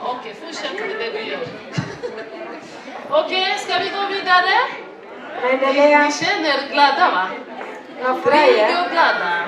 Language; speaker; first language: Swedish; non-native, fluent; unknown